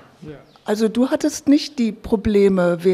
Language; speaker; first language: German; native; German